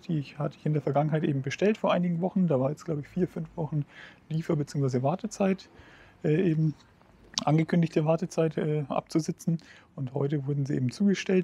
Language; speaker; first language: German; native; German